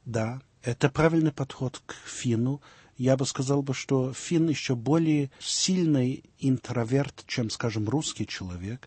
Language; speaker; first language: Russian; early bilingual, heritage; Russian